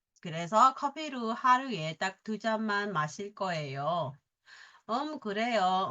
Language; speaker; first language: Korean; non-native, learner; Burmese